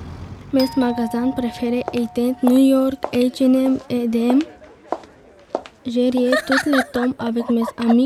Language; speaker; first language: French; early bilingual, other home language; Bulgarian